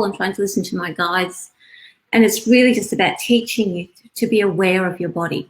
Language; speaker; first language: English; native; English